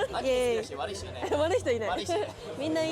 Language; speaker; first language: Japanese; native; Japanese